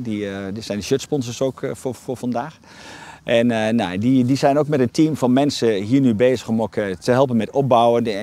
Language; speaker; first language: Dutch; native; Dutch